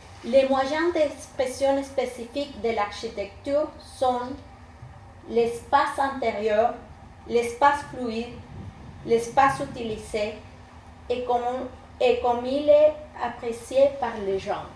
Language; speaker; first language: French; non-native, fluent; Spanish